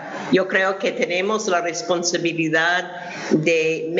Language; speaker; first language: Spanish; non-native, fluent; English